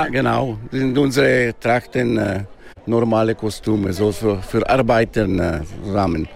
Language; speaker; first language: German; non-native, local second language; Italian